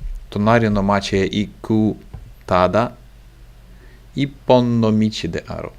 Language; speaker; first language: Japanese; non-native, learner; English